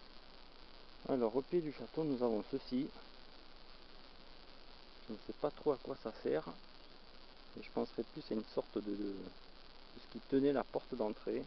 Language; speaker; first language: French; native; French